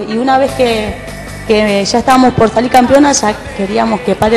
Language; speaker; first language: Spanish; native; Spanish